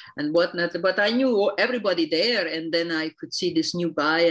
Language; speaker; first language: English; non-native, fluent; Hungarian